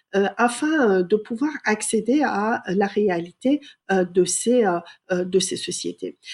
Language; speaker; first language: French; non-native, fluent; Persian